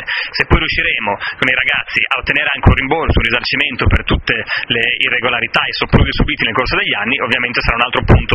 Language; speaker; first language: Italian; native; Italian